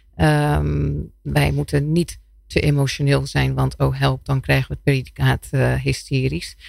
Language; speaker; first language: Dutch; non-native, fluent; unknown